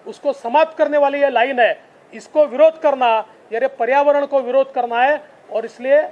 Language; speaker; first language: Hindi; non-native, local second language; Marathi